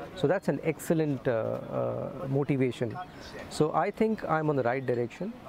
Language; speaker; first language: English; non-native, local second language; Hindi